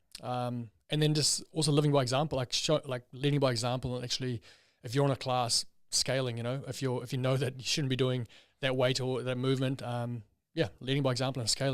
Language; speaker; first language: English; native; English